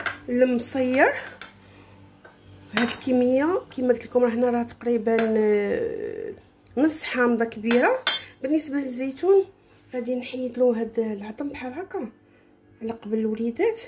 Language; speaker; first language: Arabic; native; Arabic